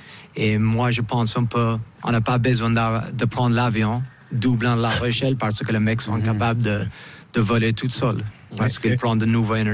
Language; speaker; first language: French; non-native, fluent; English